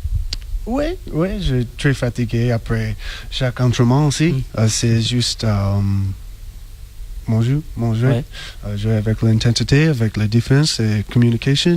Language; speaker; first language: French; non-native, learner; English